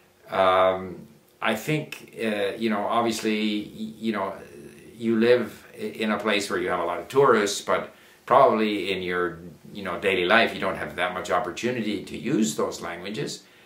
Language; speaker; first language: English; native; English